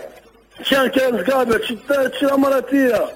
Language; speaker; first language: Italian; non-native, learner; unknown